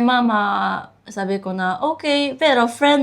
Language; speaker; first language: Filipino; non-native, learner; Japanese